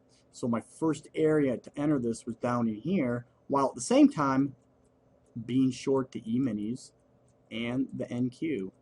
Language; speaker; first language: English; native; English